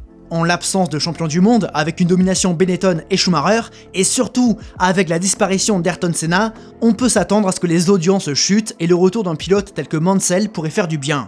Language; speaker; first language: French; native; French